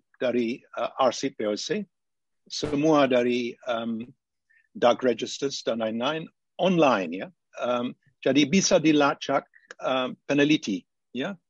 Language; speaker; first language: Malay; non-native, fluent; English